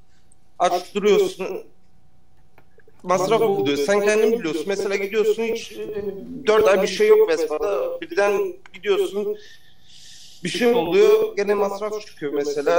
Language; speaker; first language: Turkish; early bilingual, heritage; Turkish